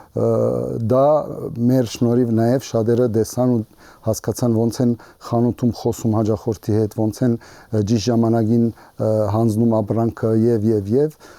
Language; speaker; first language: Armenian; early bilingual, heritage; Armenian